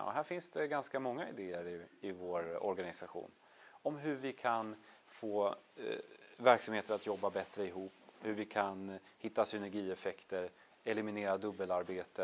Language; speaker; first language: Swedish; native; Swedish